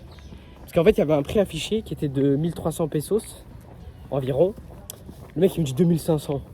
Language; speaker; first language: French; native; French